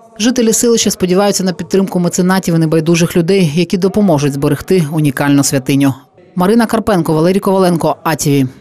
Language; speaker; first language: Ukrainian; native; Ukrainian